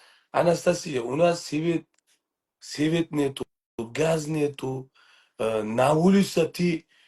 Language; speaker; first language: Russian; non-native, learner; Uzbek